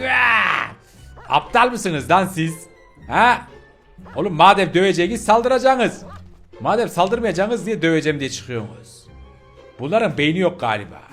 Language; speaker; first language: Turkish; native; Turkish